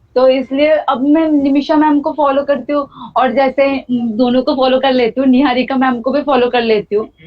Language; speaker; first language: Hindi; non-native, local second language; Bangla